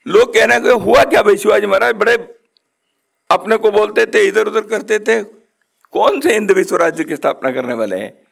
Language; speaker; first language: Hindi; non-native, local second language; Kannada